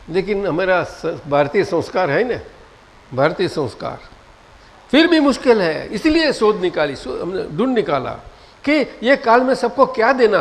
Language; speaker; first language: Hindi; non-native, local second language; Gujarati